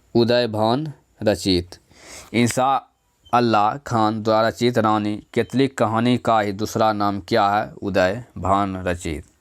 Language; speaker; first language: Hindi; native; Hindi